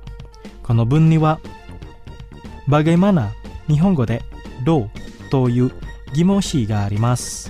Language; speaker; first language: Japanese; non-native, fluent; Indonesian